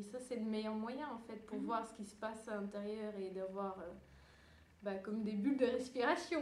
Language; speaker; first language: French; early bilingual, other home language; Dutch